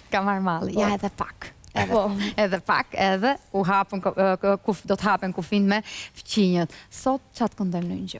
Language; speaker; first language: Albanian; native; Albanian